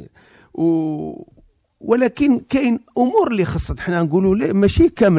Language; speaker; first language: Arabic; native; Arabic